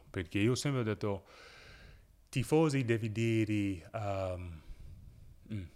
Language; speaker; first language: Italian; non-native, learner; English